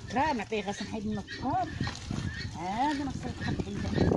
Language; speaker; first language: Arabic; native; Arabic